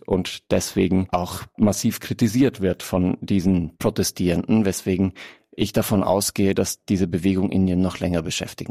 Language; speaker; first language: German; native; German